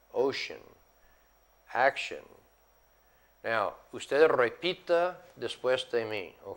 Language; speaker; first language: Spanish; non-native, fluent; English